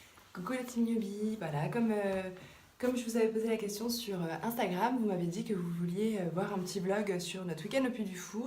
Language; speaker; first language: French; native; French